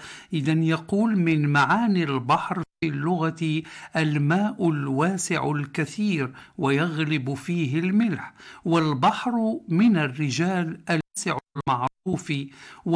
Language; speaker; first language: Arabic; native; Arabic